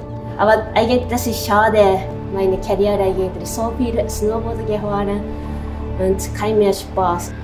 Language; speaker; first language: German; non-native, learner; Japanese